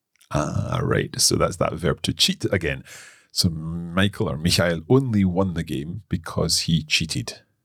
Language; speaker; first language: English; native; English